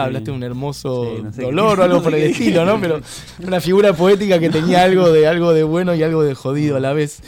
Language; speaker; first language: Spanish; native; Spanish